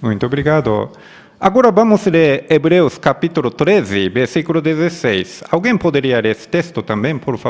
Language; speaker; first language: Portuguese; non-native, fluent; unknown